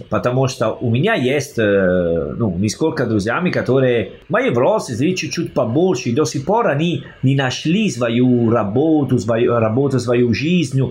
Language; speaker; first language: Russian; non-native, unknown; Italian